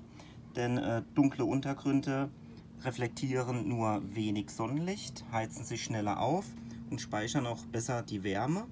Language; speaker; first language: German; native; German